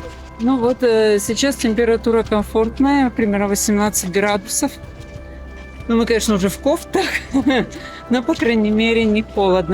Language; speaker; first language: Russian; native; Russian